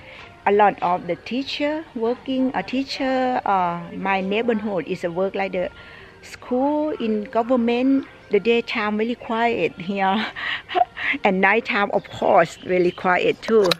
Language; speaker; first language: English; non-native, learner; Thai